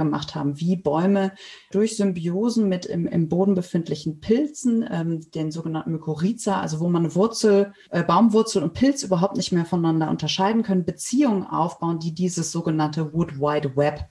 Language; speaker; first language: German; native; German